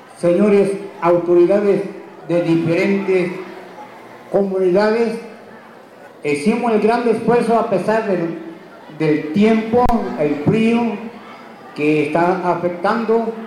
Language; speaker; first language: Spanish; non-native, local second language; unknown